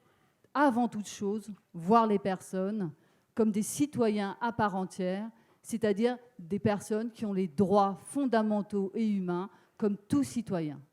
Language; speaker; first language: French; native; French